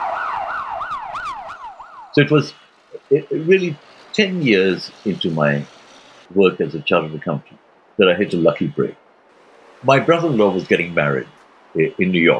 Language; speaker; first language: English; non-native, local second language; Urdu